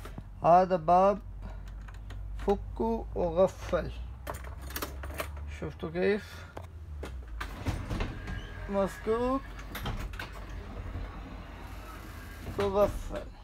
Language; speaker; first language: Arabic; non-native, learner; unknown